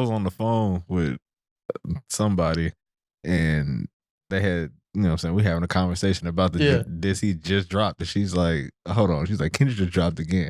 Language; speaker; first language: English; native; English